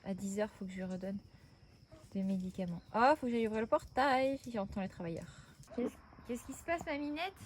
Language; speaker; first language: French; native; French